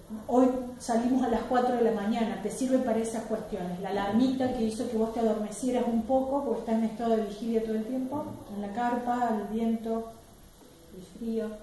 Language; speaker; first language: Spanish; native; Spanish